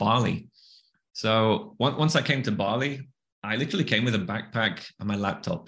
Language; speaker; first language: English; native; English